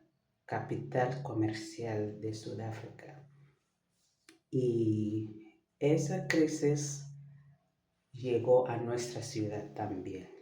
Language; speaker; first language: Spanish; non-native, fluent; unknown